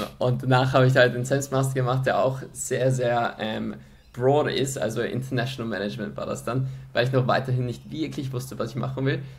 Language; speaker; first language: German; early bilingual, other home language; Polish